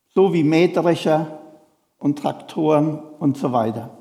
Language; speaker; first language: German; native; German